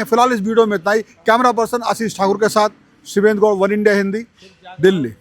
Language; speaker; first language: Hindi; native; Hindi